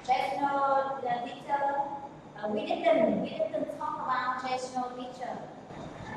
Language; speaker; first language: English; non-native, learner; Vietnamese